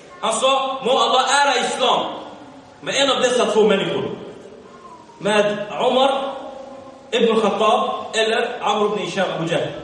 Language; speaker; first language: Swedish; early bilingual, other home language; Arabic